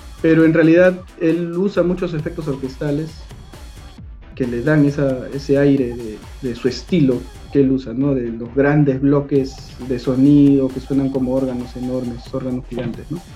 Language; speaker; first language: Spanish; native; Spanish